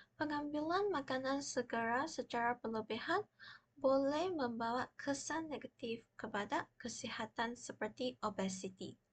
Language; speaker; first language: Malay; non-native, local second language; Chinese